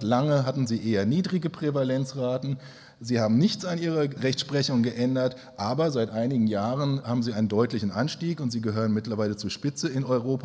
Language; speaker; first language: German; native; German